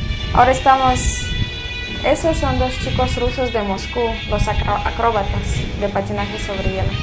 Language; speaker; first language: Spanish; non-native, fluent; Russian